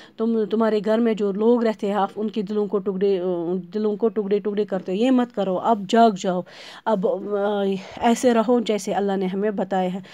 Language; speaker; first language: Urdu; non-native, local second language; Kashmiri